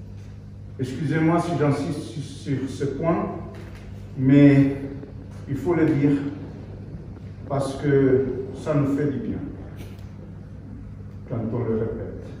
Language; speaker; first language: French; non-native, fluent; Portuguese